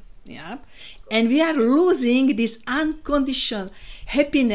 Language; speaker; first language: English; non-native, fluent; Slovak